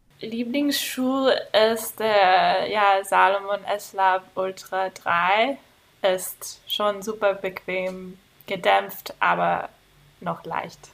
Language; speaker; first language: German; non-native, fluent; English